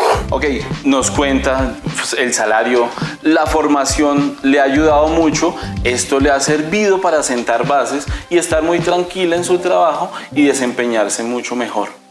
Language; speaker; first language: Spanish; native; Spanish